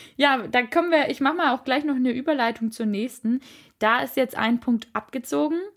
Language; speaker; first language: German; native; German